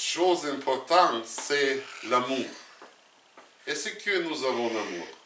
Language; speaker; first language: French; non-native, learner; Russian